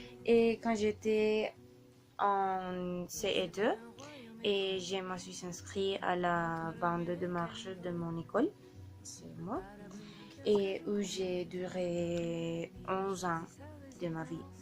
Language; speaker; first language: French; non-native, learner; Spanish